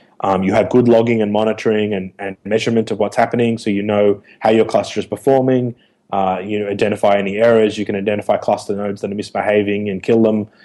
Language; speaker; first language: English; native; English